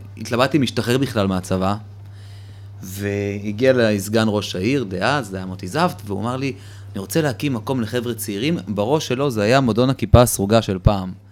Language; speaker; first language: Hebrew; early bilingual, other home language; Russian